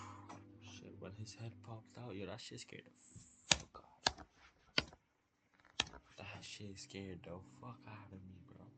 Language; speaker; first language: English; native; English